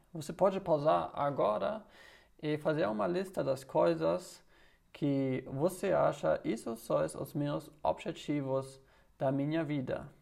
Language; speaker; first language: Portuguese; non-native, learner; German